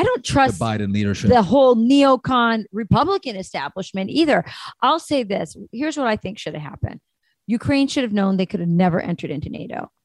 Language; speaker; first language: English; native; English